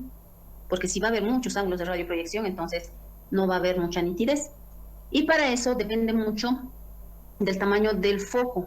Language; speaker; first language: Spanish; native; Spanish